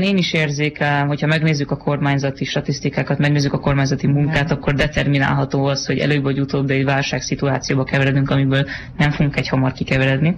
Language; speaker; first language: Hungarian; native; Hungarian